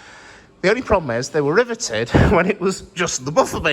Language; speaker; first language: English; native; English